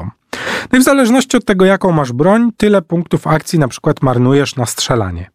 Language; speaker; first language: Polish; native; Polish